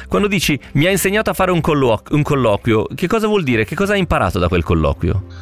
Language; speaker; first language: Italian; native; Italian